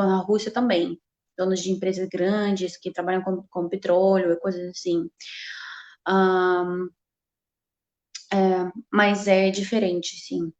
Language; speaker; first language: Portuguese; non-native, fluent; Russian